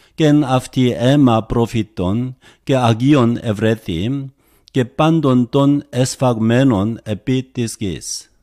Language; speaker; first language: Greek; non-native, fluent; Korean